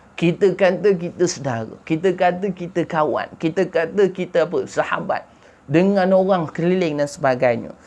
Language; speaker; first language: Malay; native; Malay